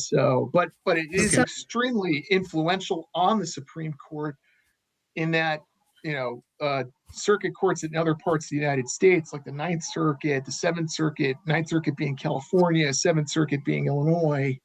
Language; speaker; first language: English; native; English